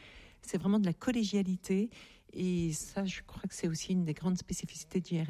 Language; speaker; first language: French; native; French